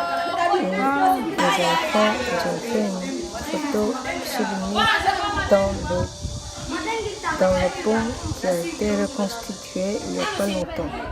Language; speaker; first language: French; non-native, fluent; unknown